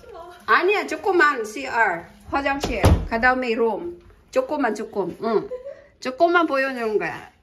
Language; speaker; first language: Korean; non-native, learner; Filipino